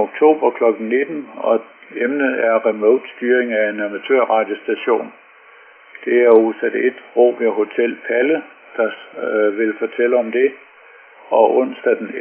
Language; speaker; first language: Danish; native; Danish